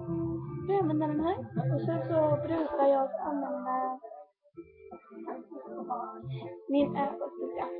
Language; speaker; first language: Swedish; non-native, learner; Korean